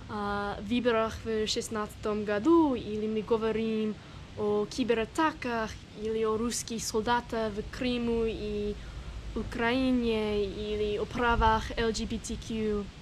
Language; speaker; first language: Russian; non-native, learner; English